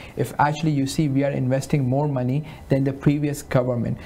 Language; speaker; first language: English; non-native, local second language; Hindi